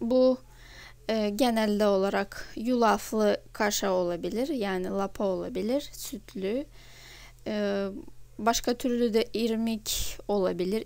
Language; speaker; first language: Turkish; non-native, fluent; Russian